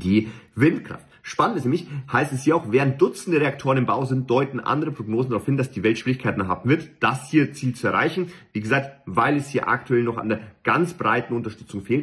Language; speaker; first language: German; native; German